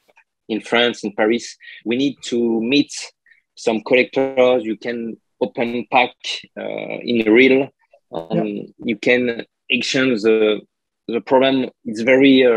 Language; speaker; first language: English; non-native, learner; French